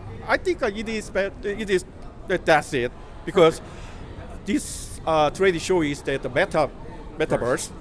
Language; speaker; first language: English; non-native, learner; Korean